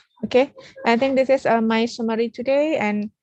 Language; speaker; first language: English; non-native, learner; Indonesian